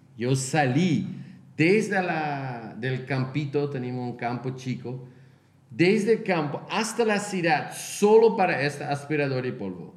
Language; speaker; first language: Spanish; non-native, fluent; Portuguese